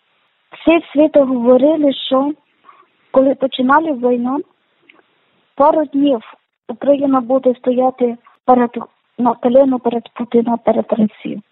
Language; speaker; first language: Ukrainian; non-native, learner; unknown